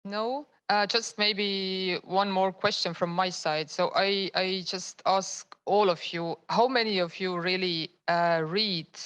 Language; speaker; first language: English; non-native, fluent; Estonian